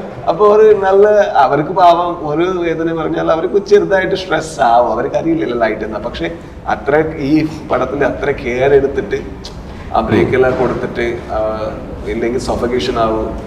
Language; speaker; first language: Malayalam; non-native, local second language; Kannada